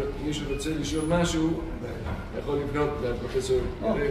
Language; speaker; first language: Hebrew; non-native, fluent; Spanish